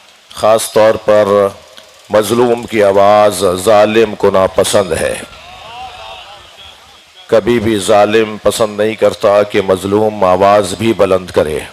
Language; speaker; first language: Urdu; native; Urdu